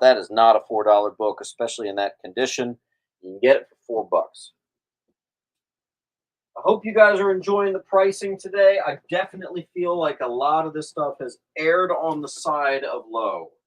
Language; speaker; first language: English; native; English